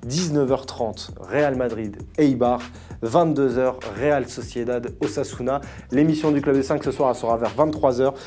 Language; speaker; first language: French; native; French